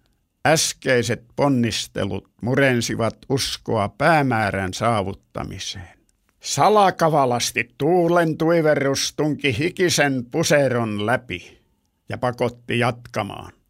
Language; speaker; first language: Finnish; native; Finnish